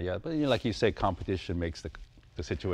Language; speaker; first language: English; native; English